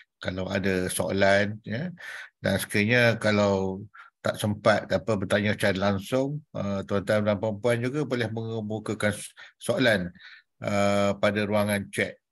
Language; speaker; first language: Malay; native; Malay